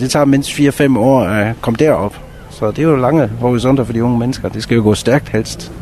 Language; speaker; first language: Danish; native; Danish